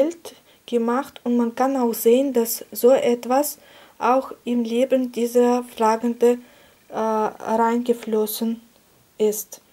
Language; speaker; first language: German; non-native, fluent; Russian